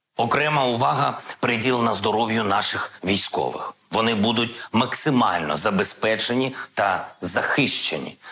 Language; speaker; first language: Ukrainian; non-native, local second language; Russian